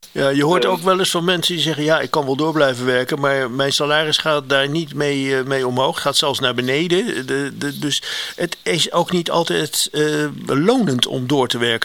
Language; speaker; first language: Dutch; native; Dutch